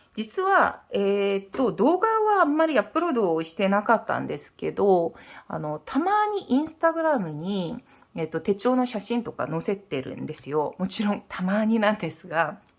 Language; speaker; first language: Japanese; non-native, fluent; Korean